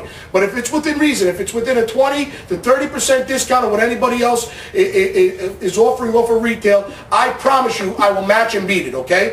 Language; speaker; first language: English; native; English